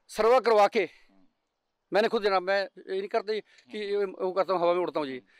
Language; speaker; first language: Hindi; native; Hindi